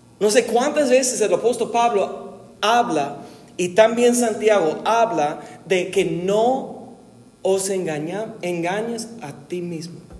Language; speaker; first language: Spanish; non-native, fluent; English